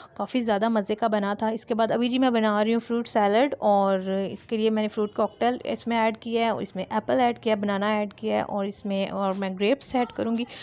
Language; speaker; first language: Hindi; native; Hindi